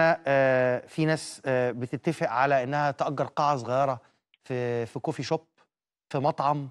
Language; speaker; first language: Arabic; native; Arabic